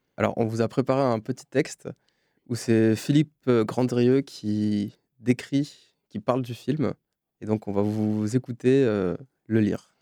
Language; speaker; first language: French; native; French